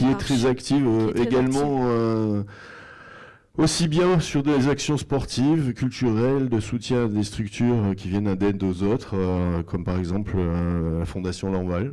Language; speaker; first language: French; native; French